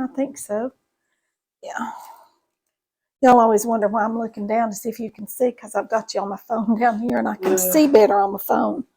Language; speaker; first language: English; native; English